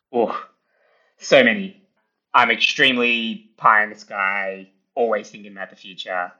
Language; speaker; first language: English; early bilingual, other home language; Italian